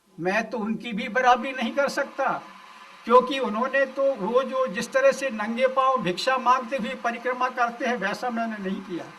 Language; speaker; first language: Hindi; non-native, local second language; Gujarati